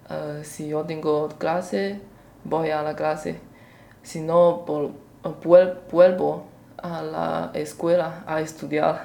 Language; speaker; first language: Spanish; non-native, learner; Chinese